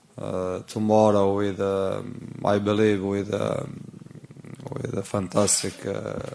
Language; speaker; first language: English; non-native, learner; Portuguese